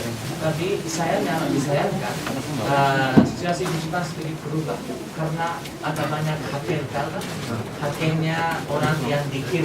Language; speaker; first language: Indonesian; non-native, fluent; Japanese